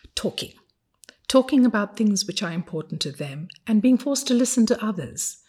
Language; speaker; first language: English; non-native, fluent; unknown